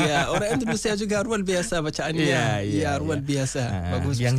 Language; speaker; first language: Indonesian; non-native, learner; Hausa